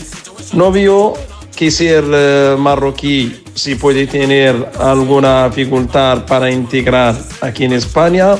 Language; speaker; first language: Spanish; non-native, learner; Arabic